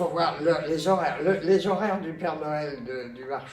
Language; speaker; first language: French; native; French